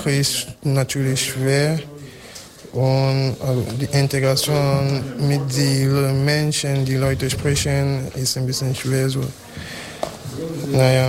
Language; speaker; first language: German; non-native, learner; French